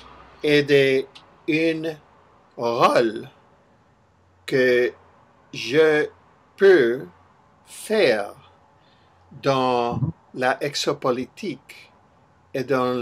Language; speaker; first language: French; non-native, learner; English